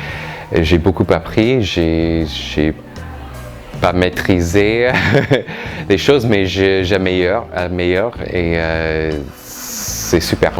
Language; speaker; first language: French; non-native, fluent; English